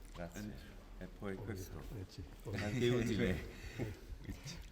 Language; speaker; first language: Italian; non-native, fluent; English